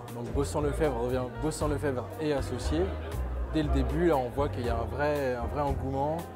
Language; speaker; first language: French; native; French